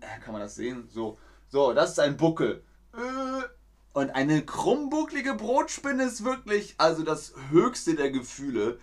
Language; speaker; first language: German; native; German